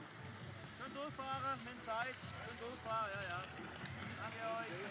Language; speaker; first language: German; native; German